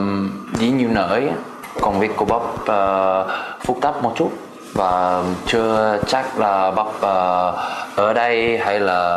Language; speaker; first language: Vietnamese; non-native, learner; Swedish